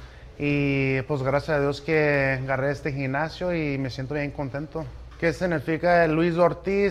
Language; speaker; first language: Spanish; early bilingual, heritage; Spanish